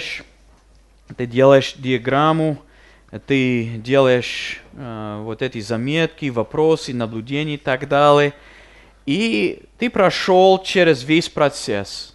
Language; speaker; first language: Russian; non-native, fluent; English